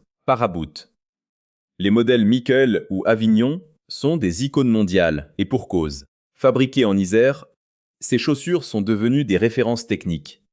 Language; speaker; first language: French; native; French